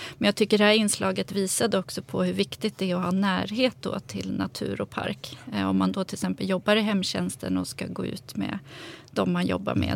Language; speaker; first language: Swedish; native; Swedish